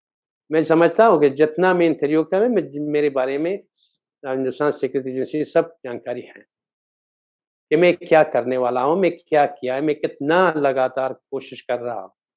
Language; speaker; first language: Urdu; non-native, fluent; Persian